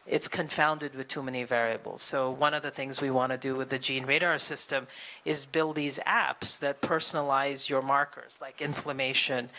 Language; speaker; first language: English; native; English